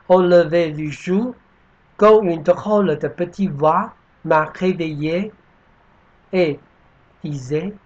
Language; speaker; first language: French; non-native, fluent; Chinese